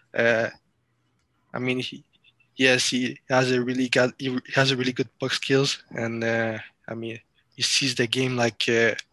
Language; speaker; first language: English; non-native, fluent; French